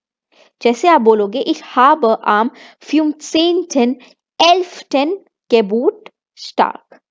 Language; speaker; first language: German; non-native, fluent; Hindi